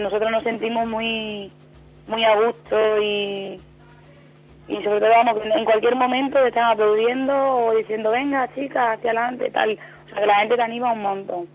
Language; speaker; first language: Spanish; native; Spanish